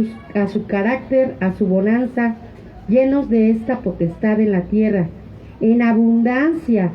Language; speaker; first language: Spanish; native; Spanish